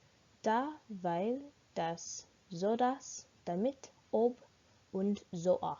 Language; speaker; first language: German; non-native, learner; English